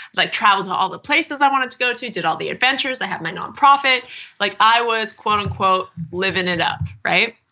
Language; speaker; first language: English; native; English